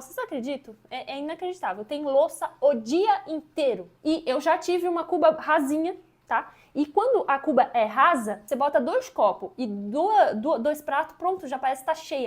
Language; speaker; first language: Portuguese; native; Portuguese